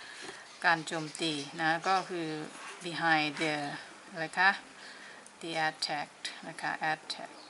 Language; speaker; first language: Thai; native; Thai